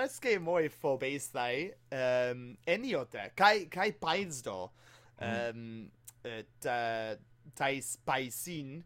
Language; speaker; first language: Greek; non-native, fluent; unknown